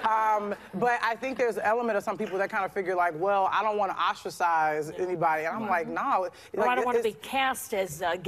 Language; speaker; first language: English; native; English